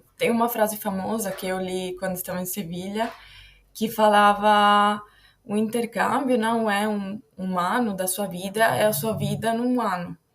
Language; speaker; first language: Portuguese; non-native, fluent; Italian